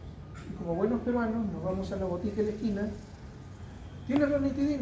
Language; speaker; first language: Spanish; native; Spanish